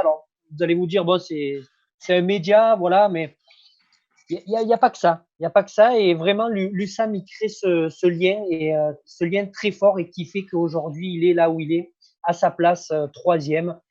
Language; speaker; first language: French; native; French